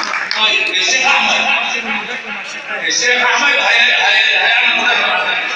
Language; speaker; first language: Arabic; native; Arabic